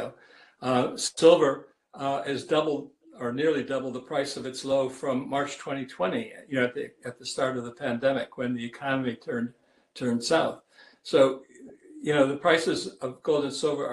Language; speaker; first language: English; native; English